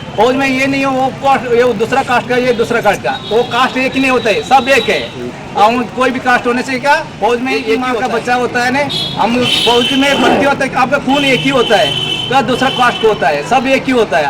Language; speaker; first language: Hindi; non-native, local second language; Kannada